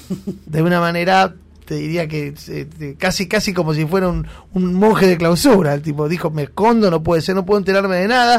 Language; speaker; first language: Spanish; native; Spanish